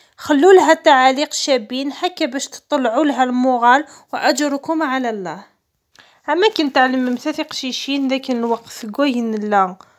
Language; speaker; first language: Arabic; non-native, local second language; Kabyle